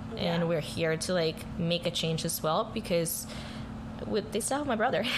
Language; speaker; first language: English; early bilingual, other home language; Spanish